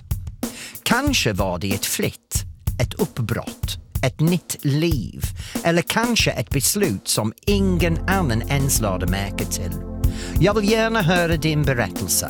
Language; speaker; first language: Swedish; non-native, fluent; English